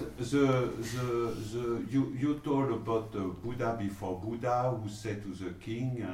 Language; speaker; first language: English; non-native, learner; French